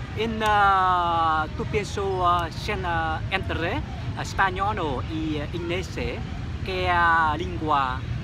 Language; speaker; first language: Italian; non-native, learner; Vietnamese